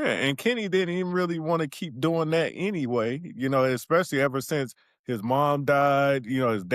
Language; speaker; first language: English; native; English